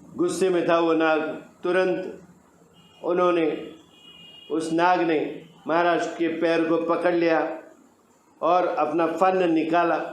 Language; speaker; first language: Hindi; non-native, local second language; Marathi